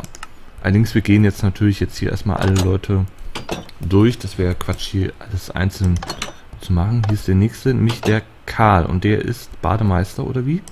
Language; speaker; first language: German; native; German